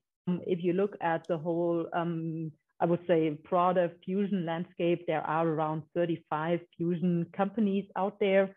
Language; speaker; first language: English; non-native, fluent; German